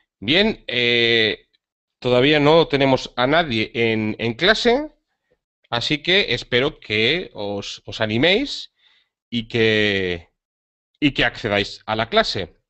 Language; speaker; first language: Spanish; native; Spanish